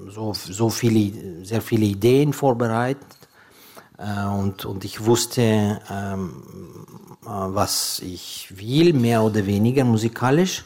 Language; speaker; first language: German; non-native, fluent; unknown